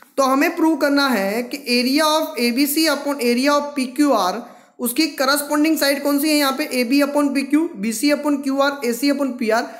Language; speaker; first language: Hindi; non-native, local second language; Gujarati